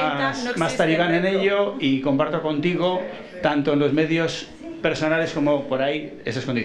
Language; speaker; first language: Spanish; native; Spanish